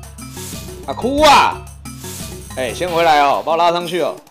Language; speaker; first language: Chinese; native; Chinese